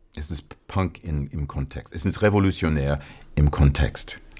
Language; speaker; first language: German; non-native, fluent; English